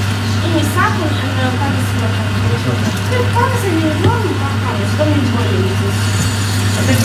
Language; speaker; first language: Indonesian; non-native, learner; Russian